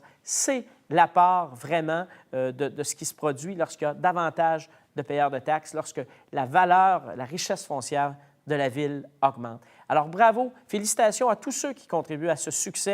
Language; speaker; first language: French; native; French